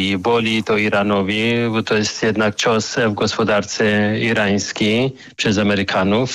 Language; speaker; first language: Polish; non-native, fluent; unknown